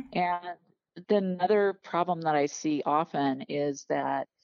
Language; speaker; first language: English; native; English